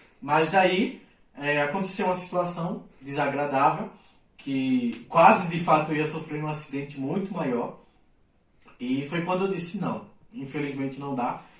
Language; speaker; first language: Portuguese; native; Portuguese